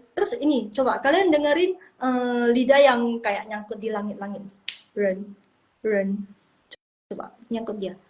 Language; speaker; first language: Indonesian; non-native, local second language; Min Nan Chinese